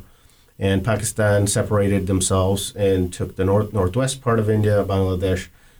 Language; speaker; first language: English; non-native, local second language; Kannada